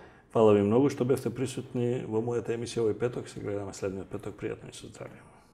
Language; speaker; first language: Macedonian; native; Macedonian